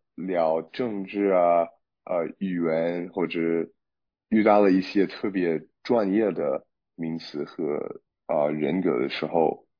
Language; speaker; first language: Chinese; non-native, fluent; English